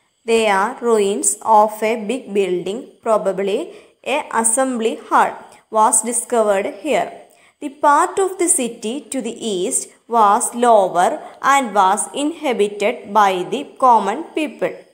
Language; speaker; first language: English; non-native, local second language; Malayalam